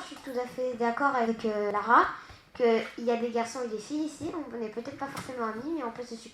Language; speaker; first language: French; native; French